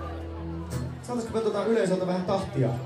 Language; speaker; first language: Finnish; native; Finnish